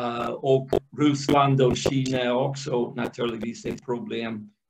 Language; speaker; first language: Swedish; non-native, fluent; English